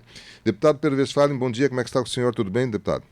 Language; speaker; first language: Portuguese; native; Portuguese